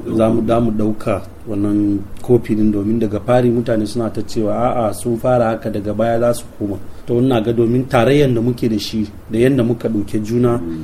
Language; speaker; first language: Hausa; non-native, local second language; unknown